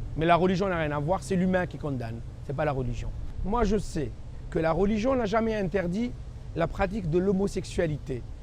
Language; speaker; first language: French; non-native, local second language; Kabyle